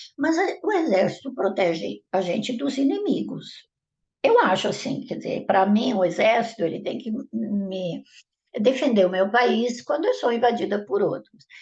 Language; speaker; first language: Portuguese; non-native, fluent; Italian